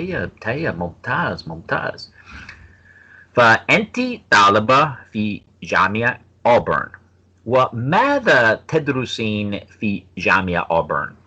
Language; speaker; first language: Arabic; non-native, fluent; English